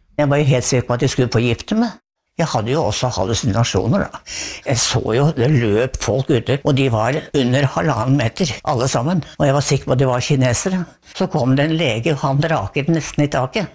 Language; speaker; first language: Norwegian; native; Norwegian